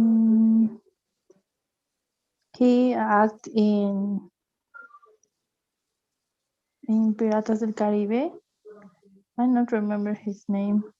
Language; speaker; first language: English; non-native, learner; Spanish